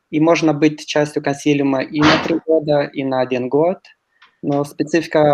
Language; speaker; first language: Russian; non-native, local second language; Romanian